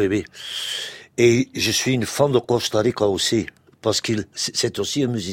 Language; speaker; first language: French; non-native, local second language; Dutch